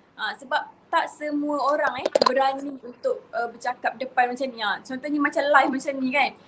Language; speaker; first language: Malay; native; Malay